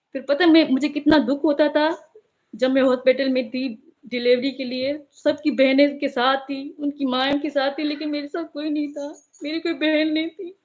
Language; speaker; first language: Urdu; non-native, local second language; Sindhi